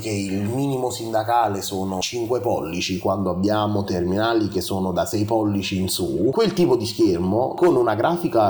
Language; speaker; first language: Italian; native; Italian